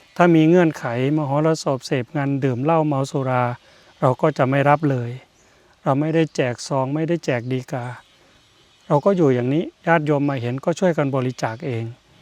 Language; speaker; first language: Thai; native; Thai